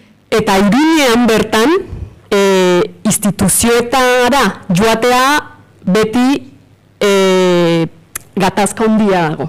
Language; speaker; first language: Basque; non-native, fluent; Spanish